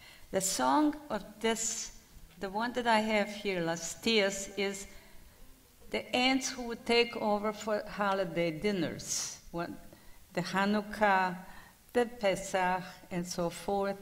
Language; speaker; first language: English; non-native, fluent; Ladino